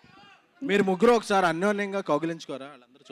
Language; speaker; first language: Telugu; native; Telugu